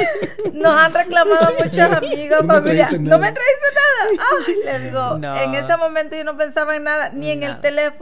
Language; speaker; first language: Spanish; native; Spanish